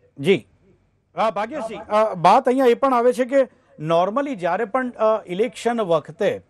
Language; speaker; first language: Gujarati; native; Gujarati